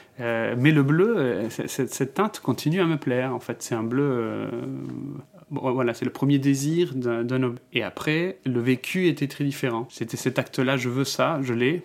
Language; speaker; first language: French; non-native, fluent; Spanish